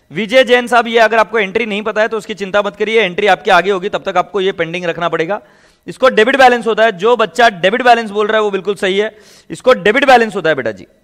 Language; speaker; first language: Hindi; native; Hindi